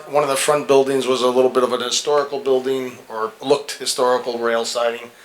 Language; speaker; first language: English; native; English